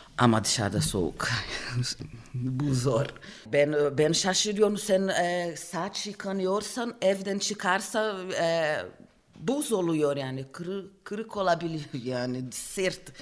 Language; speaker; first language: Turkish; non-native, learner; Portuguese